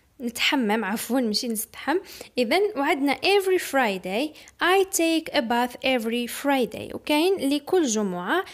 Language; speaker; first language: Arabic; native; Arabic